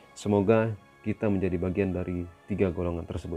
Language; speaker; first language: Indonesian; native; Indonesian